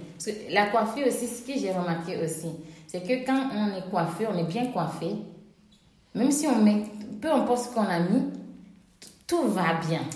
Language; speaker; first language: French; non-native, local second language; Ewe